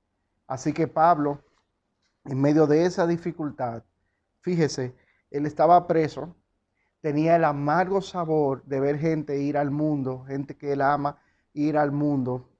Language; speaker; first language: Spanish; native; Spanish